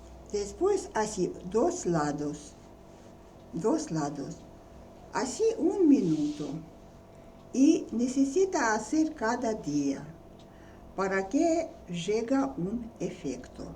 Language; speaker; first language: Spanish; non-native, learner; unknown